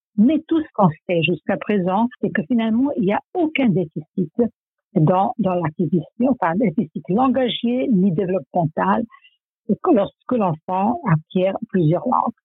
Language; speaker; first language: French; non-native, fluent; Serbian